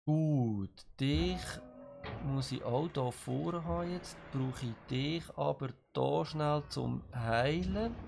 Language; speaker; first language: German; native; German